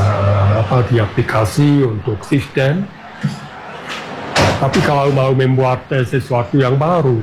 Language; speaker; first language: Indonesian; non-native, fluent; German